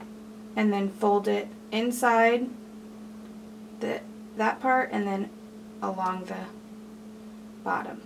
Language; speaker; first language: English; native; English